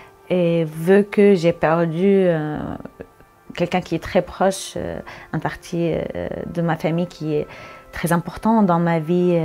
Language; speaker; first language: French; non-native, fluent; Arabic